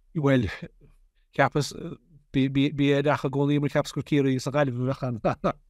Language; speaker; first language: Irish; native; Irish